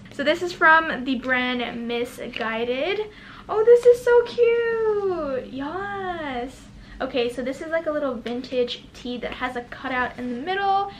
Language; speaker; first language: English; native; English